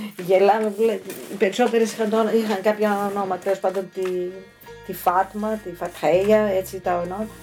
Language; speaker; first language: Greek; early bilingual, heritage; Greek